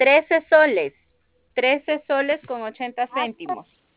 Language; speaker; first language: Spanish; native; Spanish